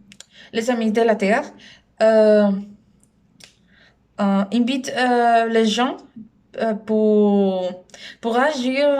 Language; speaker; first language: French; non-native, learner; Spanish